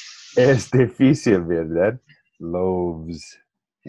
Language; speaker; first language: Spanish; non-native, learner; English